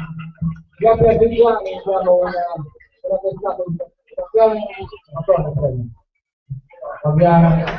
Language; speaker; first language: Italian; native; Italian